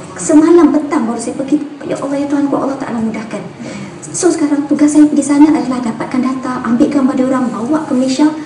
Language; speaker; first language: Malay; native; Malay